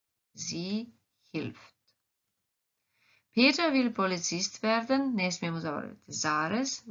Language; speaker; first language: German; non-native, fluent; Croatian